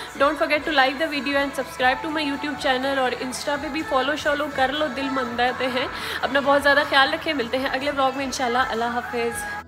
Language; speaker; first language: Urdu; native; Urdu